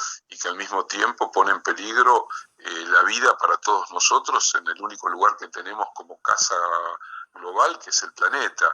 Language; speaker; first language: Spanish; native; Spanish